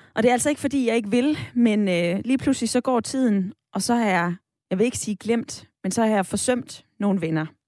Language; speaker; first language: Danish; native; Danish